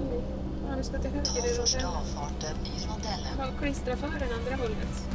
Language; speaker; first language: Swedish; native; Swedish